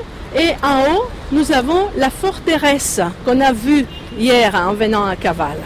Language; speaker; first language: French; non-native, fluent; Greek